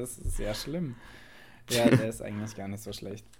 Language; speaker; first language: German; native; German